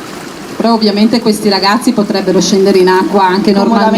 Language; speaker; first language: Italian; native; Italian